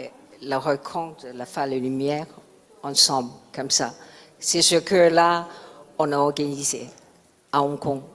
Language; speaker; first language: French; non-native, learner; Chinese